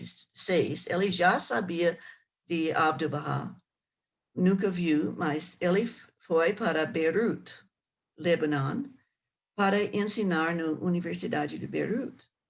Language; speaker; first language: Portuguese; non-native, learner; English